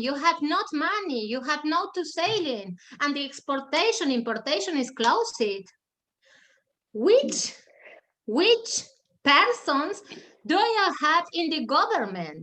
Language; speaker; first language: English; non-native, learner; German